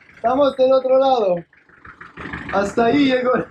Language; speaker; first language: Spanish; non-native, fluent; French